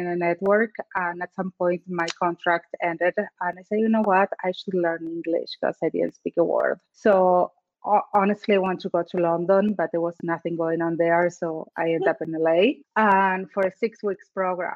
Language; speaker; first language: English; non-native, fluent; Spanish